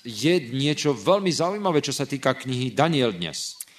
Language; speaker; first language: Slovak; native; Slovak